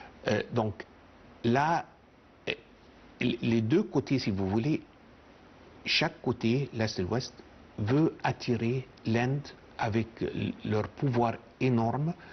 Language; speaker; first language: French; non-native, fluent; Arabic